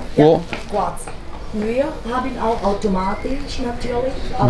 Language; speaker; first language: German; non-native, fluent; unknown